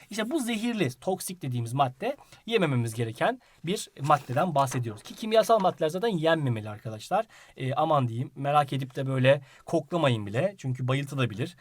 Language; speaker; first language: Turkish; native; Turkish